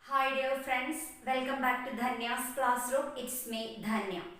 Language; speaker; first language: English; non-native, local second language; Malayalam